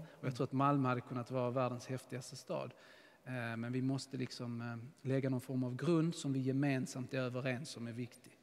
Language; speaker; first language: Swedish; native; Swedish